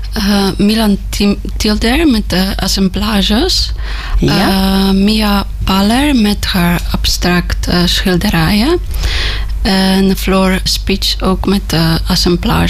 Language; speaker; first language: Dutch; non-native, learner; Polish